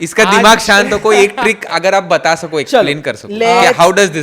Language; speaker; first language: Hindi; native; Hindi